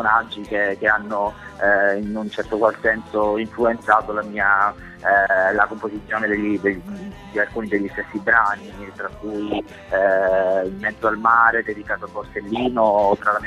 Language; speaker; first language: Italian; native; Italian